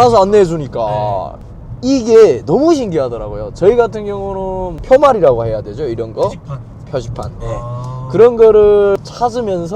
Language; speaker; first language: Korean; native; Korean